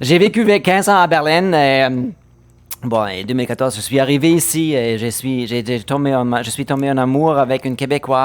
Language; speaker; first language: French; non-native, fluent; German